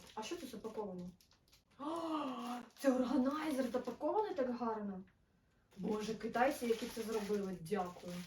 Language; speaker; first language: Ukrainian; non-native, local second language; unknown